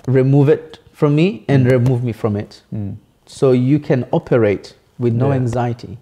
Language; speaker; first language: English; early bilingual, other home language; Bangla